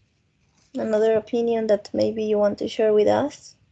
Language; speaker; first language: English; non-native, fluent; Spanish